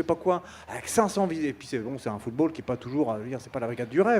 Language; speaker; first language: French; native; French